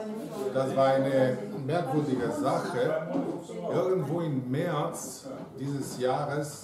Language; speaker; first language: German; non-native, fluent; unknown